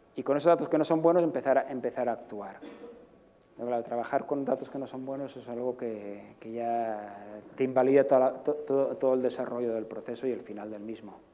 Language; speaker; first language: Spanish; native; Spanish